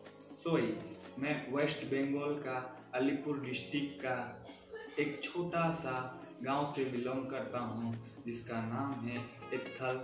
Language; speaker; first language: Hindi; non-native, local second language; Bangla